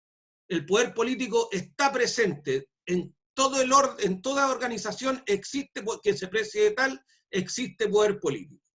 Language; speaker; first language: Spanish; native; Spanish